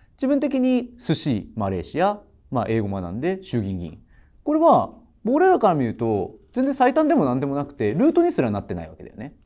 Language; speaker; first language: Japanese; native; Japanese